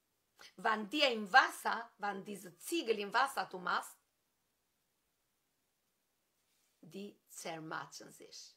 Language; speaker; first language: German; non-native, fluent; Albanian